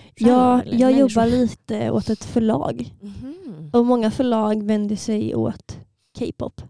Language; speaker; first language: Swedish; native; Swedish